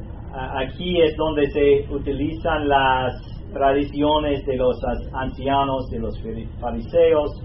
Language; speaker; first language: Spanish; non-native, fluent; English